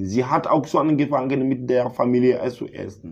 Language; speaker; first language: German; non-native, learner; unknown